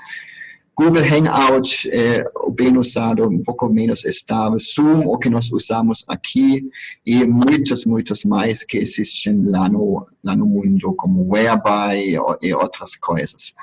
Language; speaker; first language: Portuguese; non-native, fluent; German